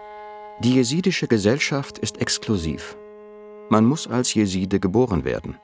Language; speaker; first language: German; native; German